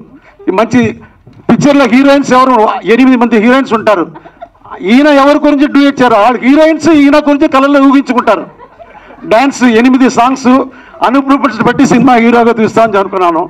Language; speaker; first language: Telugu; native; Telugu